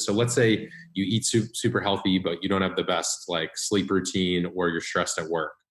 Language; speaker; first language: English; native; English